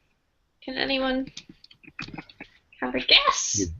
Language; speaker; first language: English; native; English